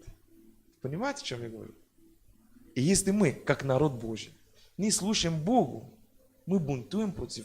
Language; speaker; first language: Russian; non-native, fluent; French